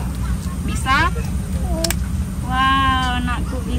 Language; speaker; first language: Indonesian; native; Indonesian